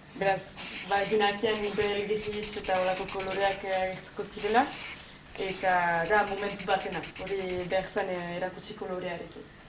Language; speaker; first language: Basque; native; Basque